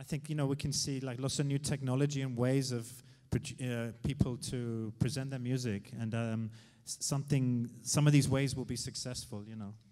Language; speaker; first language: English; native; English